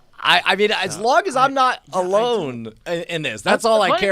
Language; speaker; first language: English; native; English